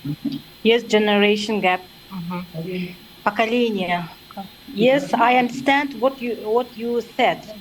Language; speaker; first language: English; non-native, learner; Kazakh